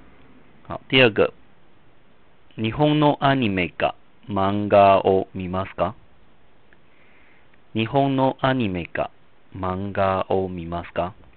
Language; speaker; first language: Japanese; non-native, fluent; Chinese